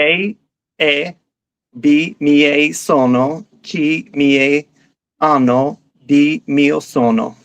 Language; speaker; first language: Italian; non-native, learner; English